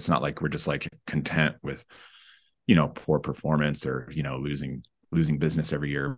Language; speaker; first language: English; native; English